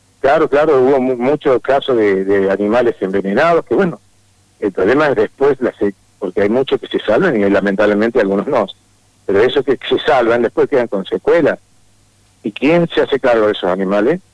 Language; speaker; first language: Spanish; native; Spanish